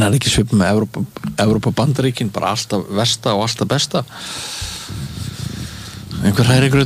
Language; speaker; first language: Icelandic; native; Icelandic